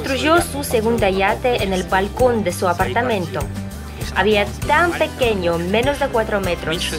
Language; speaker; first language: Spanish; non-native, fluent; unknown